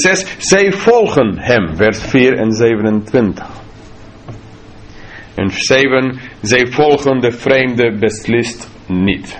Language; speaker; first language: Dutch; non-native, fluent; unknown